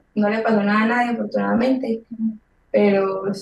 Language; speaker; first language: Spanish; native; Spanish